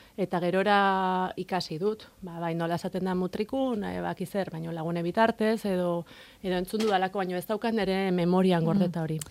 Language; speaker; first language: Basque; non-native, local second language; Spanish